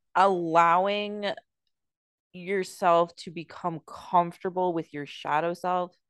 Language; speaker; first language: English; native; English